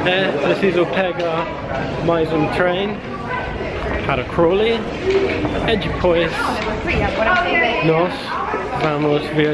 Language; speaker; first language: Portuguese; non-native, learner; English